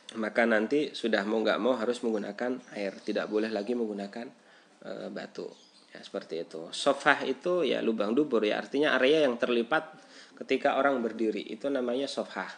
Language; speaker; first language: Indonesian; native; Indonesian